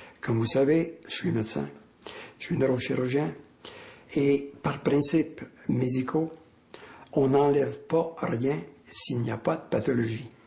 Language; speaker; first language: French; native; French